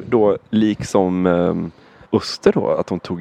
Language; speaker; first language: Swedish; native; Swedish